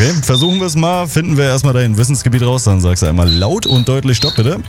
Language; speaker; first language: German; native; German